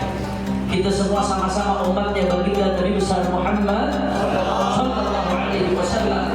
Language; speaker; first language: Indonesian; native; Indonesian